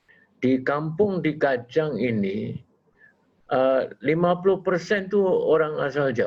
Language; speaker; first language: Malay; non-native, local second language; Javanese